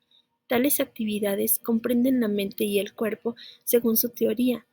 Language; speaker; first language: Spanish; native; Spanish